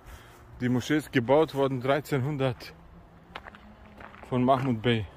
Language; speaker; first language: German; early bilingual, other home language; Bosnian